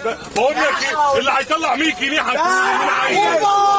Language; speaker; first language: Arabic; native; Arabic